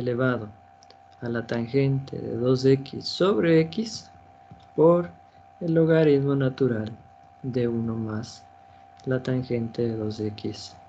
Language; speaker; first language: Spanish; native; Spanish